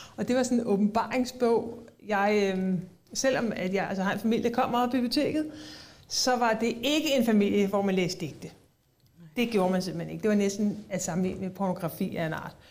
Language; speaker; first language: Danish; native; Danish